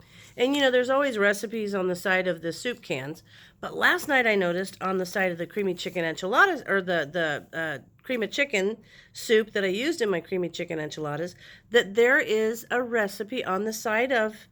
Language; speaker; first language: English; native; English